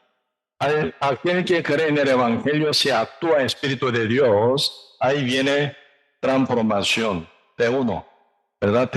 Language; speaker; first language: Spanish; non-native, learner; Korean